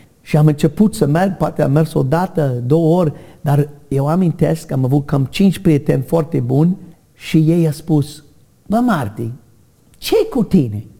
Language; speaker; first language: Romanian; non-native, learner; English